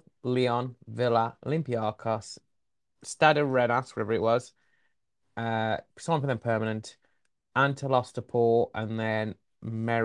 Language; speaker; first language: English; native; English